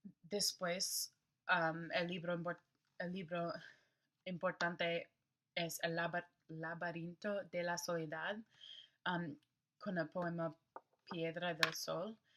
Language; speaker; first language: Spanish; non-native, learner; English